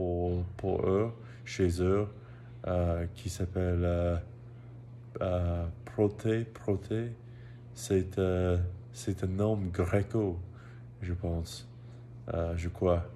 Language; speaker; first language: French; non-native, learner; English